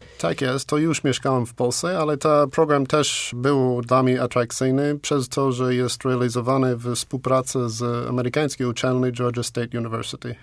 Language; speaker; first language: Polish; non-native, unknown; English